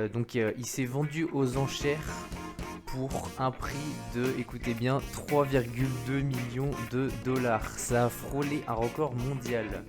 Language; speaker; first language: French; native; French